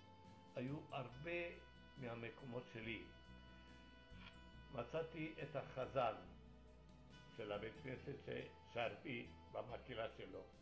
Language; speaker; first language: Hebrew; non-native, fluent; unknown